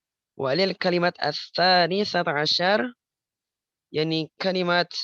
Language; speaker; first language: Arabic; non-native, learner; Indonesian